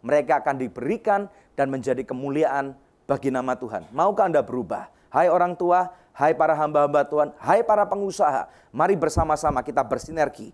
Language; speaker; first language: Indonesian; native; Indonesian